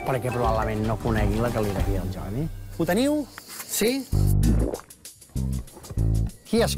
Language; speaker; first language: Catalan; native; Catalan